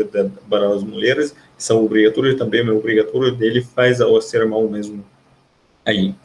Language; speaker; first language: Portuguese; non-native, fluent; Arabic